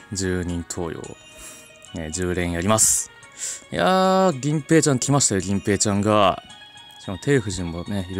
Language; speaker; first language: Japanese; native; Japanese